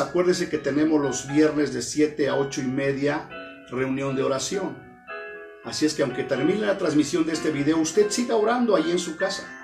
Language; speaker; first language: Spanish; native; Spanish